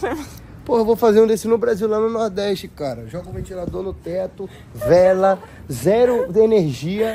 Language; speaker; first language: Portuguese; native; Portuguese